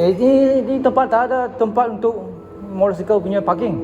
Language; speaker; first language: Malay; non-native, local second language; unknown